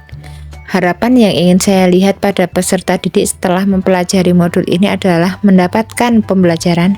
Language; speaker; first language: Indonesian; native; Indonesian